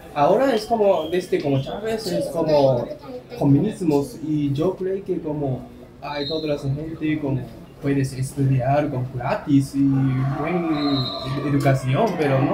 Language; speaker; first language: Spanish; non-native, learner; Japanese